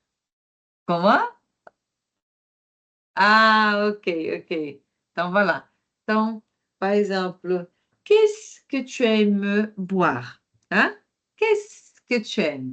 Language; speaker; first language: French; non-native, fluent; Portuguese